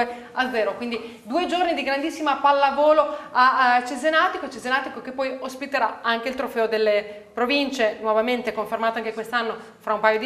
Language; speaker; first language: Italian; native; Italian